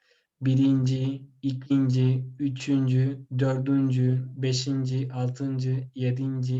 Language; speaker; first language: Turkish; non-native, fluent; Spanish